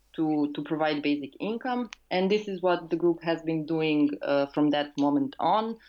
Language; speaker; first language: English; non-native, fluent; Serbian